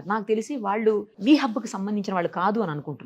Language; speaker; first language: Telugu; native; Telugu